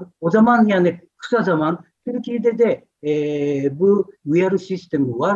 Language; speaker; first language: Turkish; non-native, fluent; Japanese